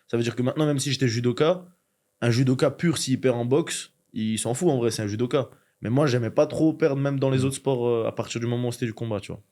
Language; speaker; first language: French; early bilingual, other home language; Chechen